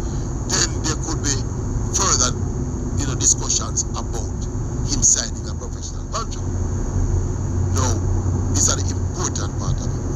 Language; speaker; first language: English; non-native, local second language; Jamaican Creole English